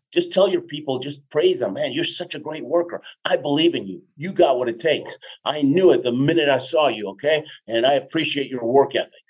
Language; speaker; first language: English; early bilingual, other home language; Spanish